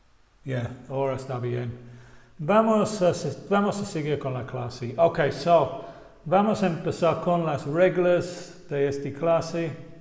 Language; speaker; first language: Spanish; non-native, fluent; English